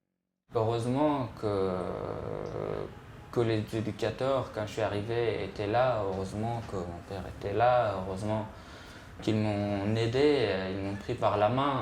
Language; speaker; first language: French; non-native, fluent; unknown